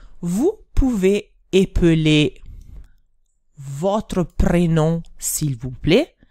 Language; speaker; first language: French; non-native, fluent; Italian